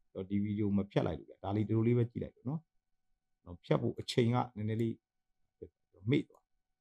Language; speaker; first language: Burmese; non-native, local second language; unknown